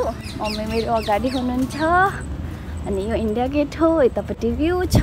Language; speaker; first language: Nepali; early bilingual, heritage; Hindi